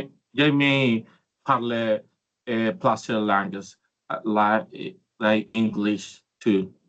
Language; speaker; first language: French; non-native, learner; Spanish